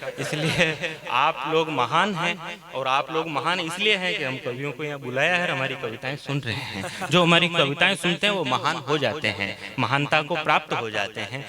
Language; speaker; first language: Hindi; native; Hindi